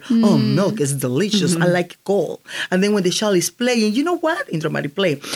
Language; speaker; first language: English; non-native, fluent; Spanish